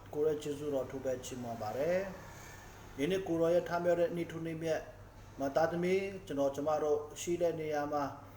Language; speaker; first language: Burmese; non-native, local second language; Hakha Chin